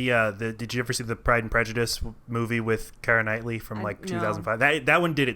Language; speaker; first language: English; native; English